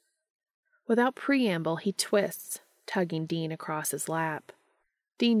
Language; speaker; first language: English; native; English